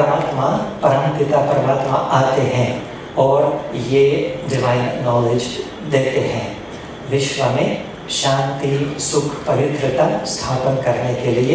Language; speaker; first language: Hindi; non-native, fluent; Russian